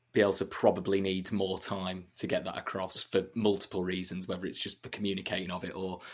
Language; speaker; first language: English; native; English